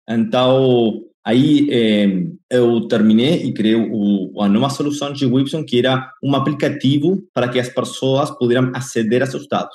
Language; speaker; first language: Portuguese; non-native, fluent; Spanish